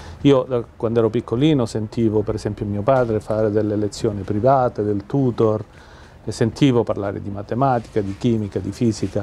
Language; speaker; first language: Italian; native; Italian